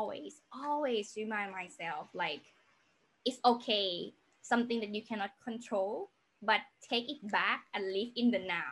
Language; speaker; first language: English; non-native, learner; Thai